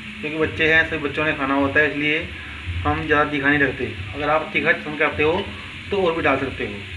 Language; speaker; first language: Hindi; native; Hindi